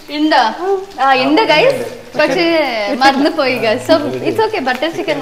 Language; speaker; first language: Malayalam; non-native, learner; Tamil